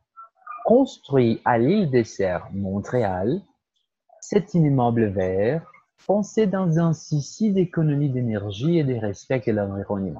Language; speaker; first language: French; non-native, fluent; Portuguese